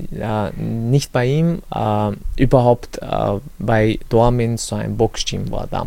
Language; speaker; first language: German; early bilingual, other home language; Chechen